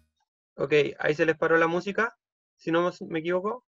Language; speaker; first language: Spanish; native; Spanish